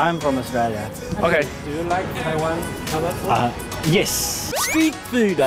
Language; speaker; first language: English; non-native, learner; Chinese